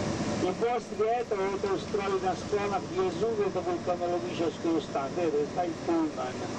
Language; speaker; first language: Russian; non-native, fluent; Italian